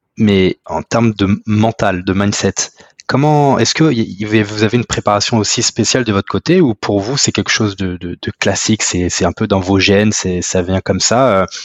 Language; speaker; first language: French; native; French